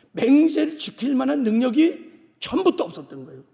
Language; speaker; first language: Korean; native; Korean